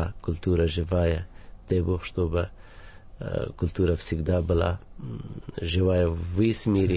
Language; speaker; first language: Russian; non-native, fluent; Persian